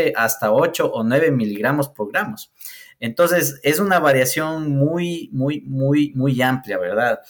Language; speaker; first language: Spanish; native; Spanish